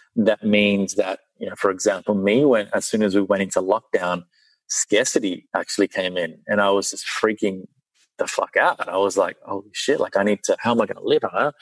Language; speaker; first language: English; early bilingual, other home language; Sinhala